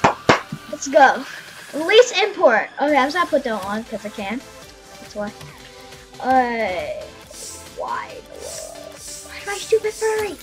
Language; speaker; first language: English; native; English